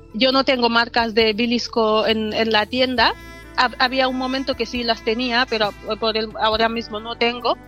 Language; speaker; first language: Spanish; non-native, fluent; Wolof